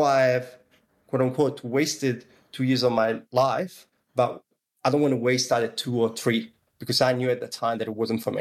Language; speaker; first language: English; non-native, fluent; Italian